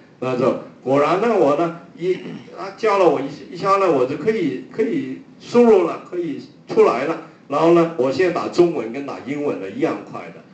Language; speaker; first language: Chinese; non-native, local second language; Cantonese